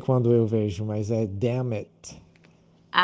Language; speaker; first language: Portuguese; non-native, fluent; English